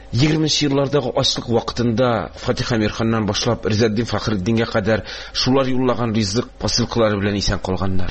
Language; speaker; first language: Tatar; native; Tatar